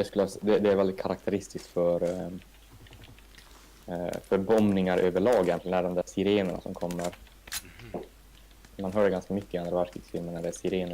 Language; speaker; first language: Swedish; native; Swedish